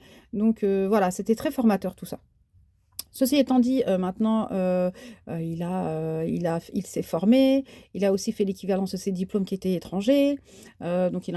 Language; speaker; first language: French; native; French